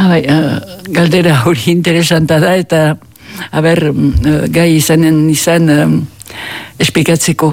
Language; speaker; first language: Basque; native; Basque